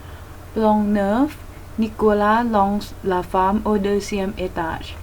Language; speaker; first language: French; non-native, learner; Thai